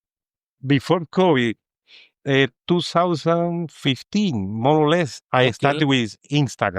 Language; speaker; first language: English; non-native, fluent; Spanish